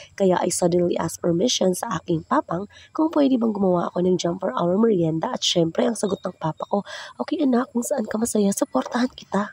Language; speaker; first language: Filipino; non-native, local second language; Cebuano